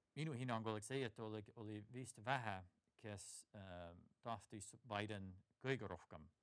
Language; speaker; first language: Estonian; non-native, fluent; English